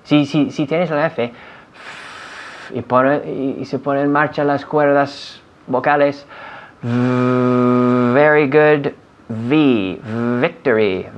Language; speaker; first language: Spanish; non-native, fluent; English